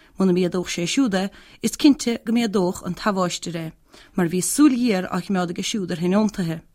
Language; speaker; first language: Irish; native; Irish